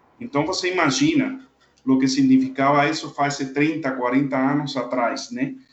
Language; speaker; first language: Portuguese; non-native, fluent; Spanish